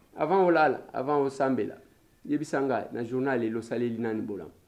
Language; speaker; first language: Lingala; non-native, local second language; Luba-Lulua